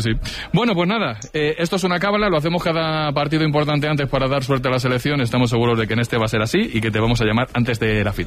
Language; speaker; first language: Spanish; native; Spanish